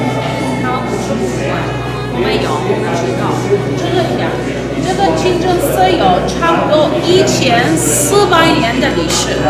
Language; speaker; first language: Chinese; non-native, learner; Persian